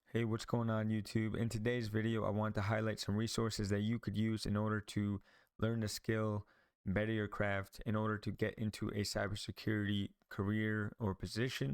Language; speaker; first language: English; native; English